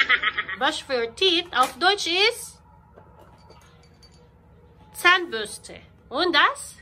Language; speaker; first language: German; non-native, learner; Filipino